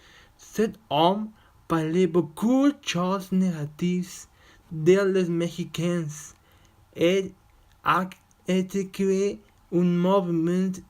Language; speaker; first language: French; non-native, learner; Spanish